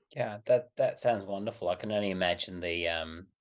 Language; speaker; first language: English; native; English